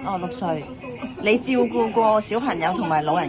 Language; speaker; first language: Cantonese; native; Cantonese